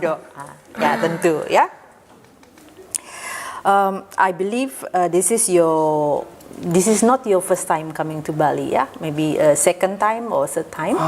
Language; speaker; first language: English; non-native, fluent; Indonesian